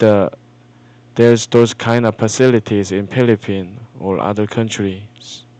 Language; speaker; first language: English; non-native, fluent; Korean